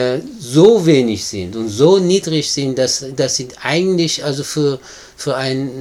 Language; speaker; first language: German; non-native, fluent; Persian